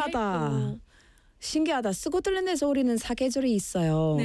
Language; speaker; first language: Korean; non-native, fluent; English